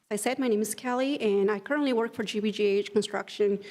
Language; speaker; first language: English; non-native, fluent; Spanish